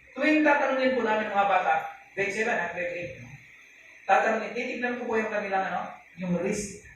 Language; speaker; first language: Filipino; non-native, local second language; Hiligaynon